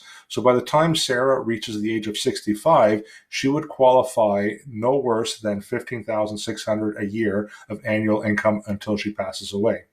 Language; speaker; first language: English; native; English